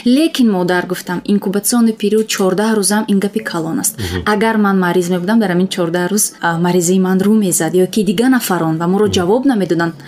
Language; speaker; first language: Tajik; non-native, local second language; Russian